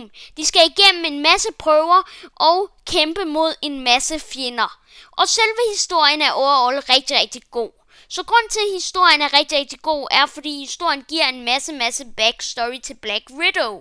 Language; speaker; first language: Danish; native; Danish